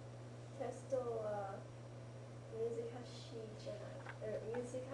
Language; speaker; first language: Japanese; non-native, learner; English